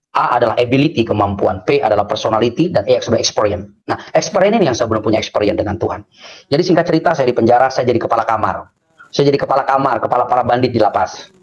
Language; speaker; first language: Indonesian; native; Indonesian